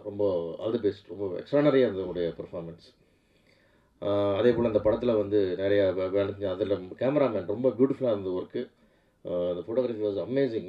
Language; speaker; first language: Tamil; native; Tamil